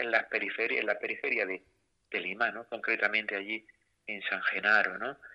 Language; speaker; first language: Spanish; native; Spanish